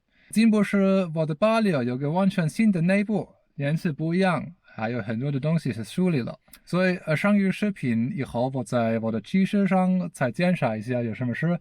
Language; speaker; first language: Chinese; non-native, learner; German